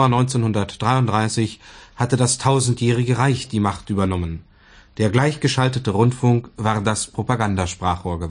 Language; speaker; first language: German; native; German